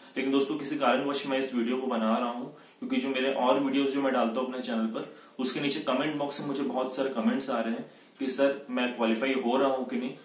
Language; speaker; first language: Hindi; native; Hindi